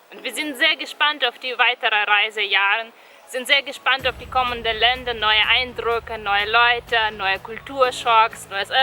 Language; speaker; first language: German; non-native, fluent; Russian